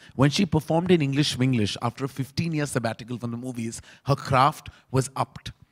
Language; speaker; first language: English; non-native, local second language; Hindi